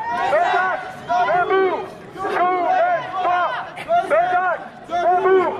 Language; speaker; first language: French; native; French